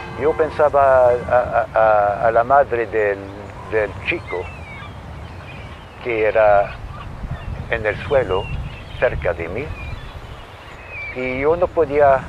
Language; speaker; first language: Spanish; non-native, fluent; English